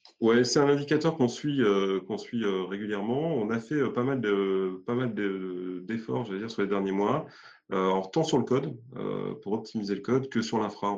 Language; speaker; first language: French; native; French